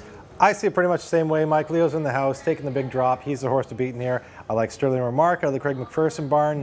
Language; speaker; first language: English; native; English